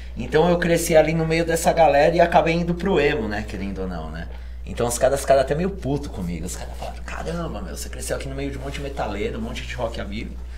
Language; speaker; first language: Portuguese; native; Portuguese